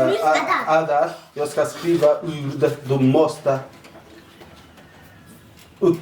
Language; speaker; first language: Swedish; non-native, learner; Somali